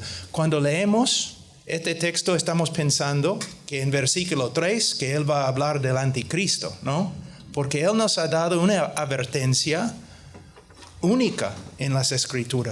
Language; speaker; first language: Spanish; non-native, fluent; English